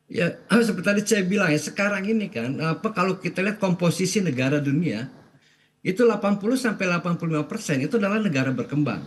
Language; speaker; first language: Indonesian; native; Indonesian